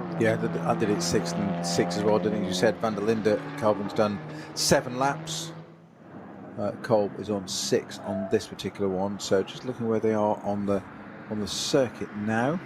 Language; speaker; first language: English; native; English